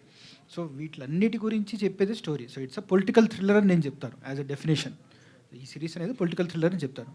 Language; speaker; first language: Telugu; native; Telugu